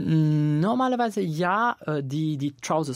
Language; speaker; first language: German; non-native, fluent; Italian